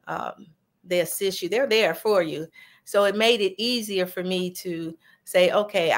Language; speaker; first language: English; native; English